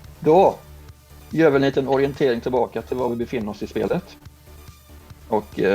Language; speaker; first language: Swedish; native; Swedish